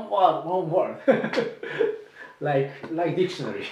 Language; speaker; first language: English; non-native, fluent; Japanese